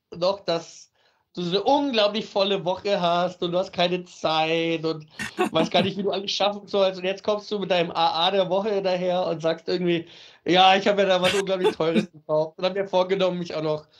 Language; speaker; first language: German; native; German